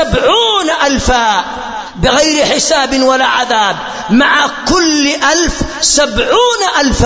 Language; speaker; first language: Arabic; native; Arabic